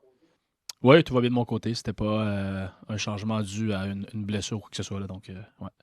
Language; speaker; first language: French; native; French